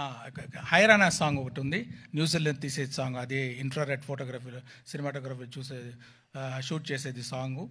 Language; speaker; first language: Telugu; non-native, local second language; Tamil